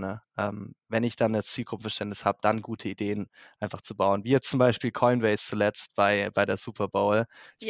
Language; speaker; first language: German; native; German